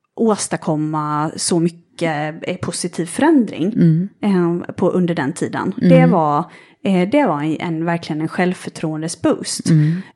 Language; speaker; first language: Swedish; native; Swedish